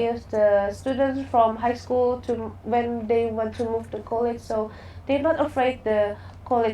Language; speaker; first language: English; non-native, learner; Indonesian